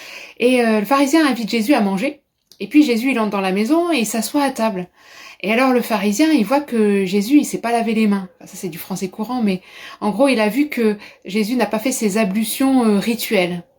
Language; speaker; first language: French; native; French